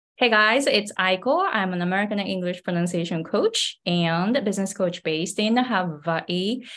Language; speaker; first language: English; non-native, fluent; Japanese